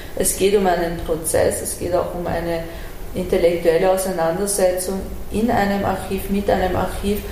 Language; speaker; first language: German; early bilingual, other home language; Persian